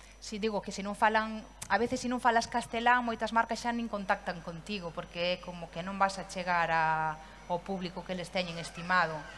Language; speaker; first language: Galician; native; Galician